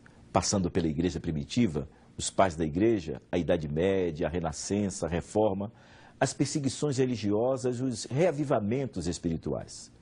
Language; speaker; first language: Portuguese; native; Portuguese